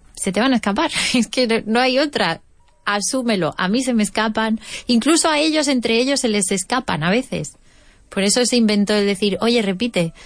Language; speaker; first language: English; non-native, fluent; Spanish